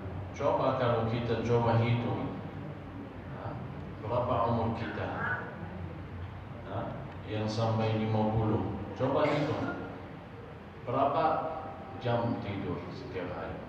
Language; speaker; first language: Indonesian; non-native, fluent; Arabic